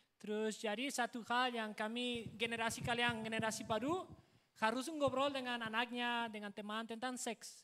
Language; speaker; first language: Indonesian; non-native, fluent; Spanish